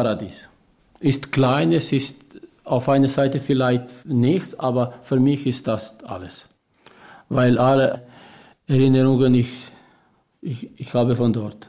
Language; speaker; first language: German; non-native, learner; Albanian